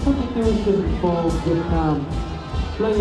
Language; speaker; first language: English; non-native, fluent; Vietnamese